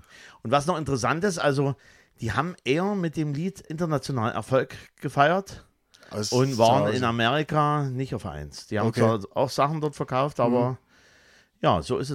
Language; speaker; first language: German; native; German